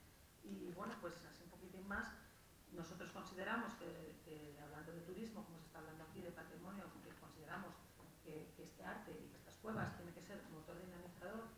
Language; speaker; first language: Spanish; native; Spanish